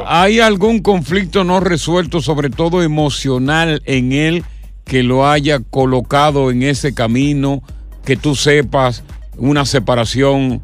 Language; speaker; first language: Spanish; native; Spanish